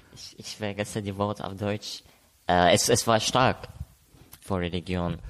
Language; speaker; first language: German; non-native, learner; Arabic